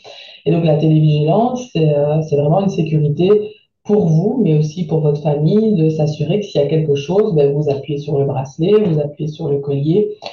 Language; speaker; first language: French; native; French